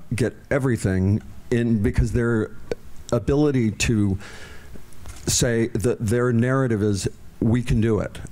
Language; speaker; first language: English; native; English